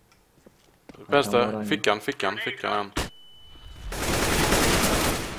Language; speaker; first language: Swedish; native; Swedish